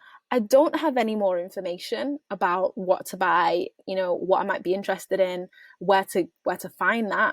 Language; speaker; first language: English; native; English